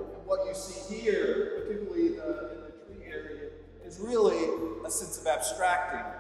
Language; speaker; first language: English; native; English